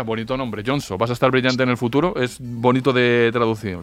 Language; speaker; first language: Spanish; native; Spanish